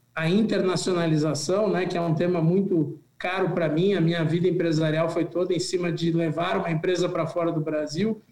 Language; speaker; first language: Portuguese; native; Portuguese